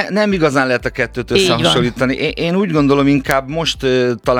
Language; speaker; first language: Hungarian; native; Hungarian